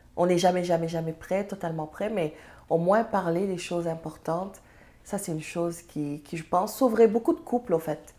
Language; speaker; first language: French; non-native, local second language; Serer